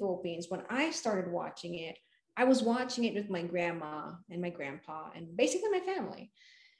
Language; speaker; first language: English; non-native, local second language; Filipino